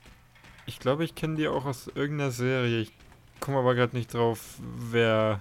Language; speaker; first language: German; native; German